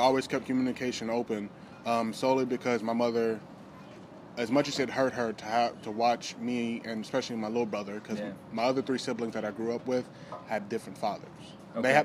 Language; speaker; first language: English; native; English